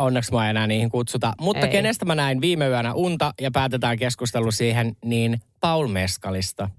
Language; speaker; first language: Finnish; native; Finnish